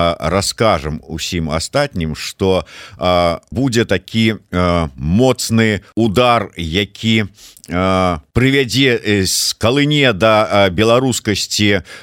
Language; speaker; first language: Belarusian; non-native, local second language; Russian